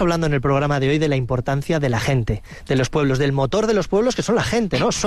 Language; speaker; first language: Spanish; native; Spanish